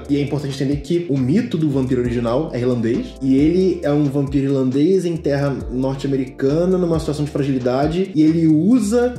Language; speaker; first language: Portuguese; native; Portuguese